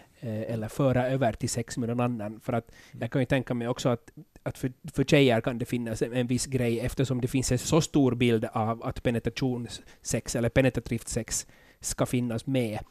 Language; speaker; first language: Swedish; native; Swedish